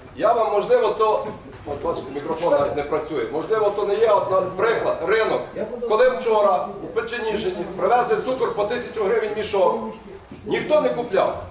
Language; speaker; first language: Ukrainian; native; Ukrainian